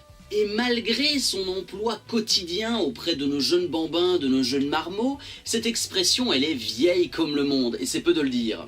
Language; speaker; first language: French; native; French